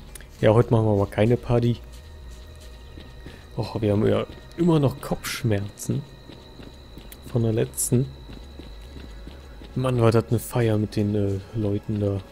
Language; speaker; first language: German; native; German